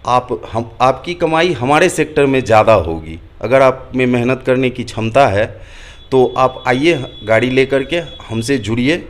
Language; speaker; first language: Hindi; native; Hindi